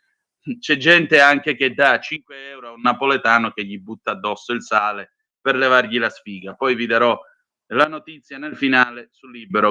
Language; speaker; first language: Italian; native; Italian